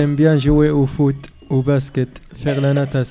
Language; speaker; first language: French; non-native, learner; Arabic